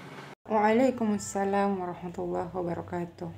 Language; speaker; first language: Arabic; non-native, learner; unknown